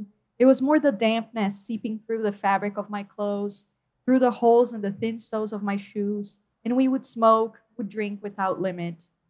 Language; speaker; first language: English; non-native, fluent; Portuguese